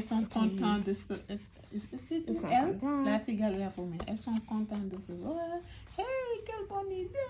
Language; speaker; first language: French; non-native, learner; English